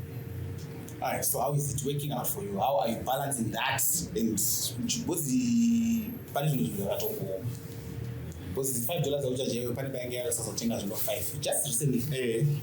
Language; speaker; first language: English; non-native, local second language; Shona